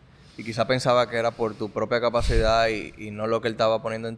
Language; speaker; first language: Spanish; native; Spanish